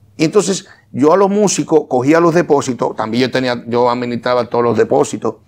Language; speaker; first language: Spanish; native; Spanish